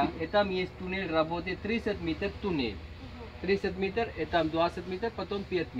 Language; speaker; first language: Russian; non-native, learner; Sinhala